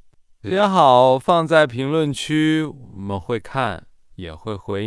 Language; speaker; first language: Chinese; non-native, fluent; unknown